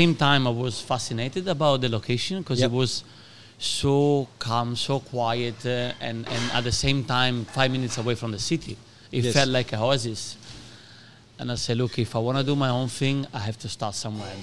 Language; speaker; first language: English; non-native, fluent; Italian